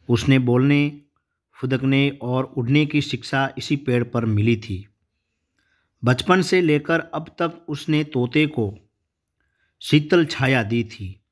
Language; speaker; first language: Hindi; non-native, local second language; Gujarati